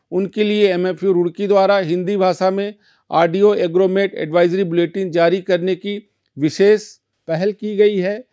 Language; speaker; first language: Hindi; native; Hindi